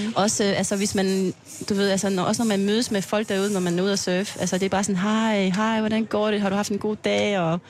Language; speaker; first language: Danish; non-native, fluent; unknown